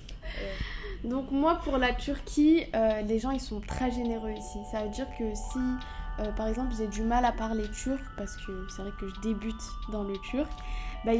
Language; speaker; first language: French; native; French